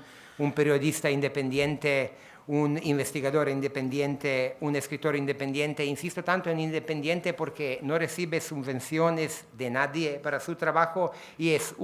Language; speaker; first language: Spanish; native; Spanish